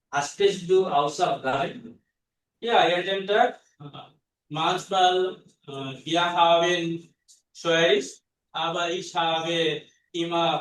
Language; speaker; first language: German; non-native, learner; Bangla